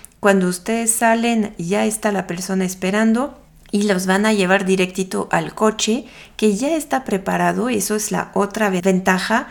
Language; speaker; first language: Spanish; non-native, fluent; French